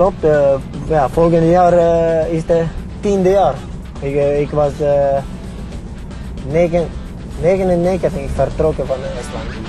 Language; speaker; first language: Dutch; non-native, learner; Estonian